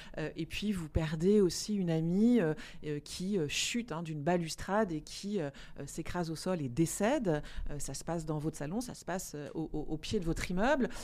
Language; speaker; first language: French; native; French